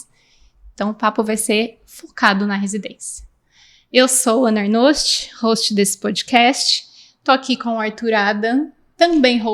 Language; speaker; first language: Portuguese; native; Portuguese